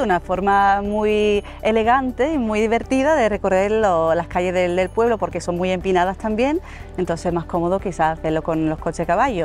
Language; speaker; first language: Spanish; native; Spanish